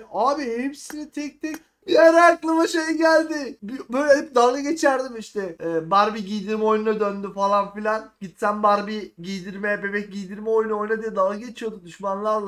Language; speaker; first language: Turkish; native; Turkish